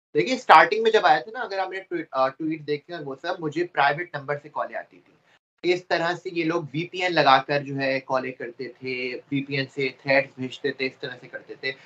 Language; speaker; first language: Urdu; native; Urdu